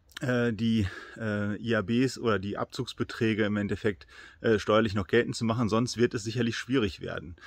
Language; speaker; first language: German; native; German